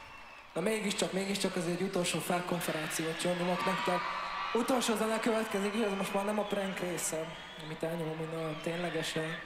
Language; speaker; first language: Hungarian; native; Hungarian